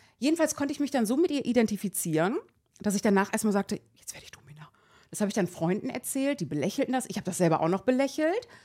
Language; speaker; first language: German; early bilingual, other home language; Persian